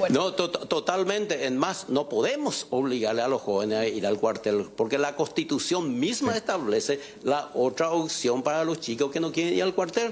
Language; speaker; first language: Spanish; native; Spanish